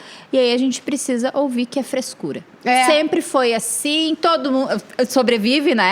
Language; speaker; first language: Portuguese; native; Portuguese